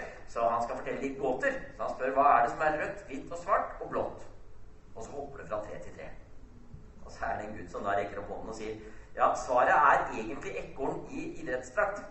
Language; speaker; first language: Norwegian; native; Norwegian